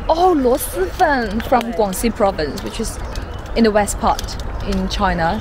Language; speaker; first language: English; non-native, fluent; Chinese